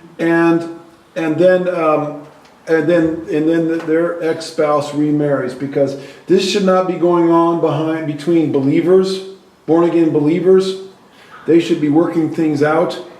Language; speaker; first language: English; native; English